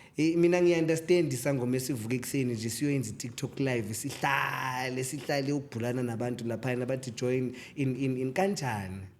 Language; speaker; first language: Zulu; native; Zulu